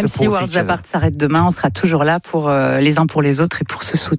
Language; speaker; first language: French; native; French